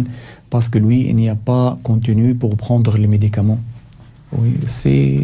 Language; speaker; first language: French; non-native, learner; Arabic